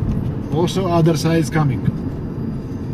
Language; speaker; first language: English; non-native, learner; Georgian